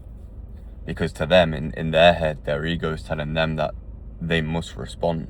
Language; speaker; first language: English; native; English